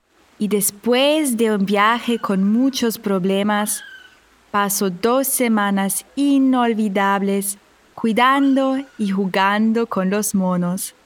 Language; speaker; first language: Spanish; non-native, fluent; German